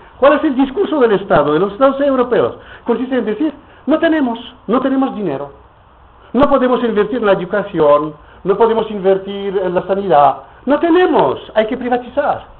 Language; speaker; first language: Spanish; non-native, fluent; French